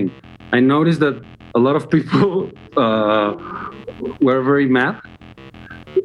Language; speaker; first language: English; non-native, fluent; Spanish